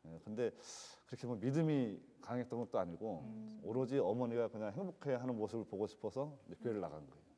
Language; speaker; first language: Korean; native; Korean